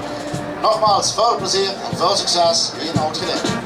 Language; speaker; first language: Dutch; native; Dutch